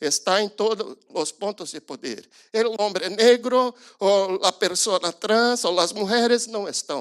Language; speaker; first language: Spanish; non-native, learner; Portuguese